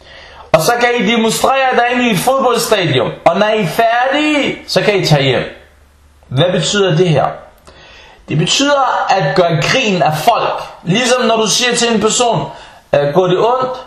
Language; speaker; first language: Danish; non-native, fluent; Arabic